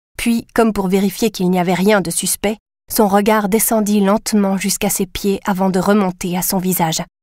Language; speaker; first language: French; native; French